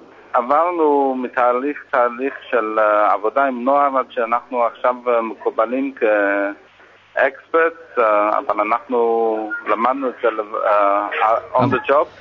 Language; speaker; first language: Hebrew; non-native, fluent; English